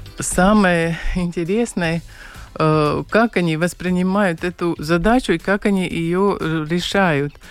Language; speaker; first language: Russian; non-native, local second language; Latvian